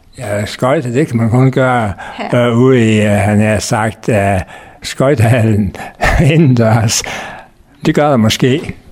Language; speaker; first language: Danish; native; Danish